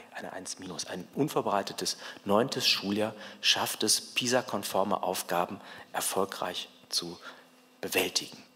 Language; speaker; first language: German; native; German